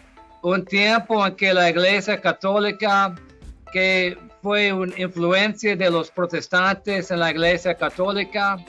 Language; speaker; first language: Spanish; non-native, fluent; English